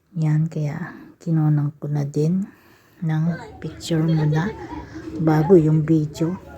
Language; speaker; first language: Filipino; native; Filipino